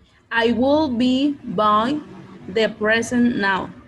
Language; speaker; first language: English; non-native, learner; Spanish